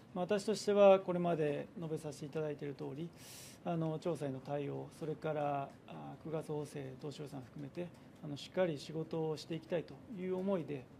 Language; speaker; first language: Japanese; native; Japanese